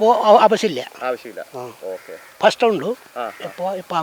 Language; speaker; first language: Malayalam; non-native, learner; Nepali